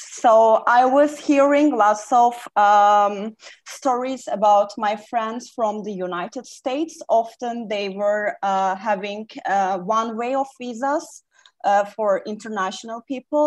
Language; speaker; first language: English; non-native, fluent; Turkish